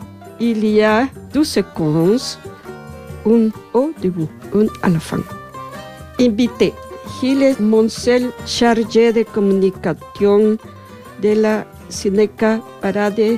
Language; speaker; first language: French; non-native, learner; Spanish